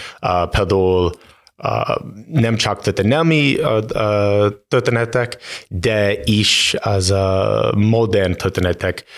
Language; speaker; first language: Hungarian; non-native, learner; English